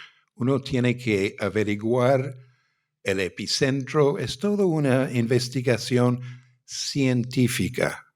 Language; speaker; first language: Spanish; non-native, fluent; English